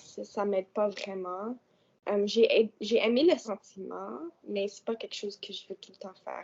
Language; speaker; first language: French; non-native, local second language; English